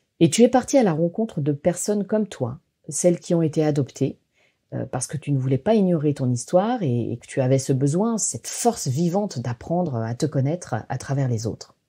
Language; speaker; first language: French; native; French